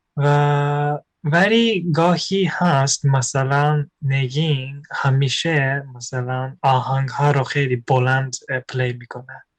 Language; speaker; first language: Persian; non-native, fluent; Japanese